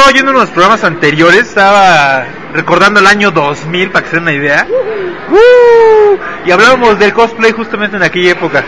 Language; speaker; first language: Spanish; native; Spanish